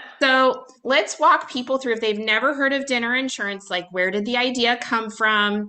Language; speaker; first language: English; native; English